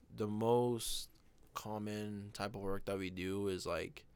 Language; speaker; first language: English; non-native, fluent; Spanish